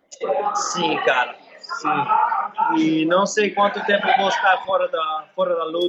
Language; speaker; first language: Portuguese; non-native, learner; English